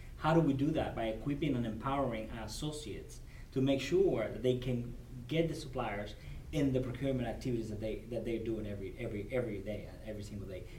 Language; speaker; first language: English; non-native, fluent; Spanish